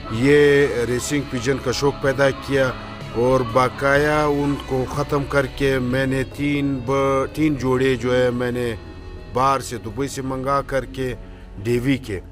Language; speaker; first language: Urdu; non-native, local second language; Pashto